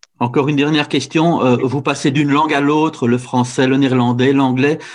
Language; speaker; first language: French; native; French